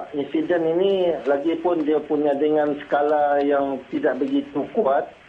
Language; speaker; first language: Malay; native; Malay